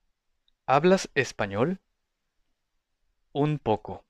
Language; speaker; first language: Spanish; non-native, fluent; Japanese